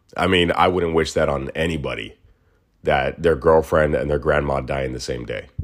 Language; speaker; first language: English; native; English